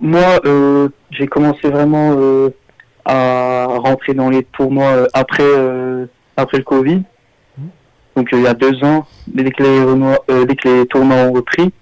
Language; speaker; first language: French; early bilingual, other home language; Armenian